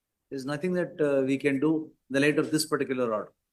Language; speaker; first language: English; non-native, local second language; Kannada